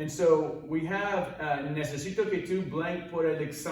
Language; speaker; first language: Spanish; non-native, fluent; English